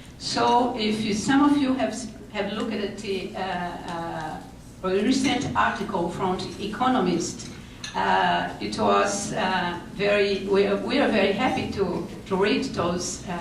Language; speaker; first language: English; non-native, fluent; Portuguese